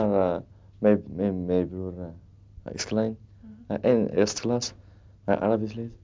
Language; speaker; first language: Dutch; non-native, learner; Arabic